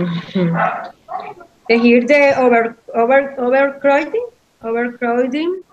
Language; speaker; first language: English; non-native, learner; Spanish